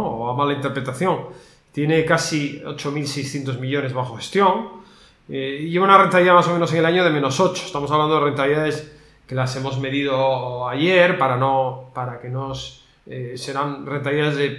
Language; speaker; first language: Spanish; native; Spanish